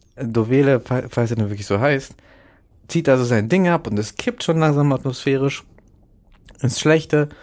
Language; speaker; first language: German; early bilingual, other home language; Russian